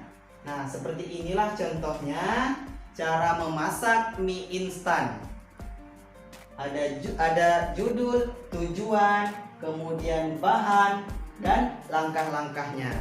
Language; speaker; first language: Indonesian; native; Indonesian